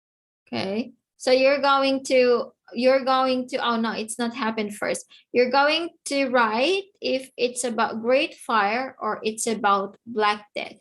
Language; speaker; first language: English; non-native, fluent; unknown